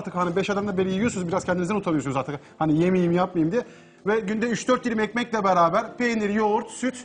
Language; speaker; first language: Turkish; native; Turkish